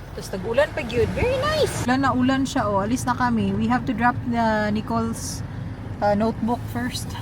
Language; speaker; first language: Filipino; non-native, local second language; Cebuano